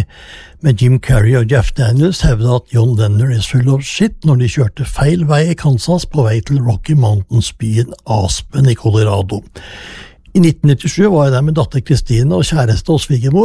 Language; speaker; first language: Norwegian; native; Norwegian